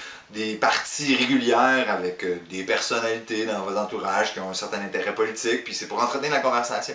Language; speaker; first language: French; native; French